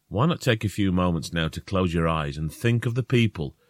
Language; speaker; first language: English; native; English